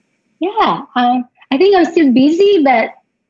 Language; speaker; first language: English; non-native, fluent; Tigrinya